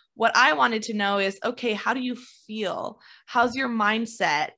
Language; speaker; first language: English; native; English